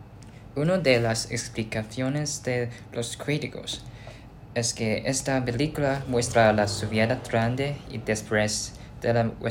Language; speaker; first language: Spanish; non-native, learner; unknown